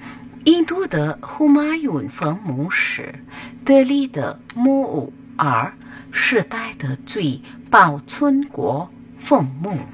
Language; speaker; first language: Chinese; non-native, learner; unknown